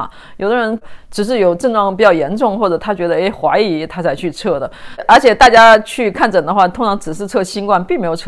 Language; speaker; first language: Chinese; native; Chinese